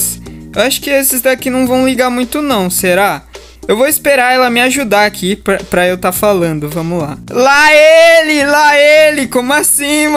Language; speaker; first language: Portuguese; native; Portuguese